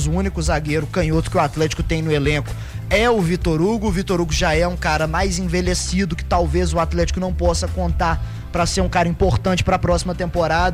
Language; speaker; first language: Portuguese; native; Portuguese